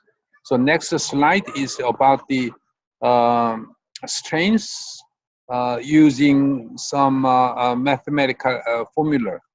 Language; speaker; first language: English; non-native, fluent; Korean